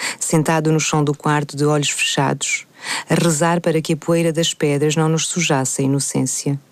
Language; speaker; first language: Portuguese; native; Portuguese